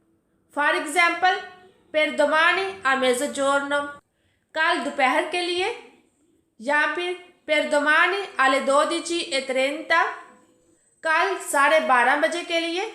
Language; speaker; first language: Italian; non-native, fluent; Urdu